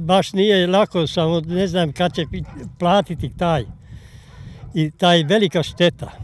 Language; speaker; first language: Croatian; non-native, local second language; Hungarian